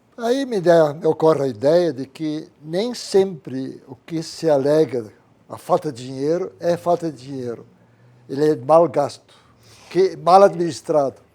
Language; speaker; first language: Portuguese; native; Portuguese